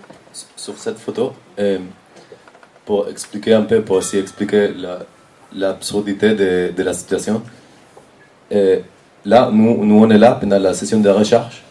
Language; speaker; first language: French; non-native, fluent; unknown